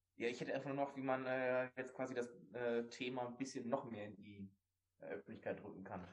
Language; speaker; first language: German; native; German